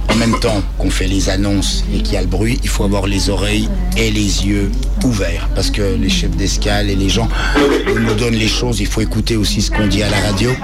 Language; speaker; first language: French; native; French